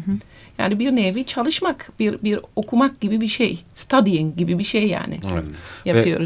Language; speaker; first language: Turkish; non-native, fluent; Dutch